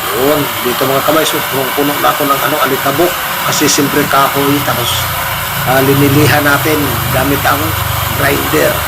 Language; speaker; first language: Filipino; non-native, local second language; Cebuano